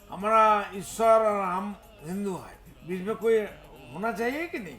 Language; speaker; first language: Hindi; non-native, local second language; Bangla